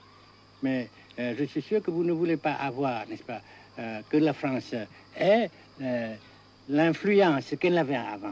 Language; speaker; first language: French; non-native, local second language; Vietnamese